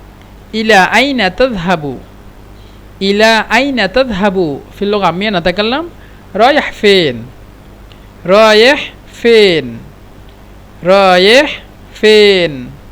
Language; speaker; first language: Arabic; non-native, fluent; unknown